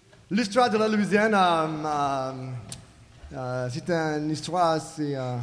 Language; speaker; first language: French; non-native, learner; English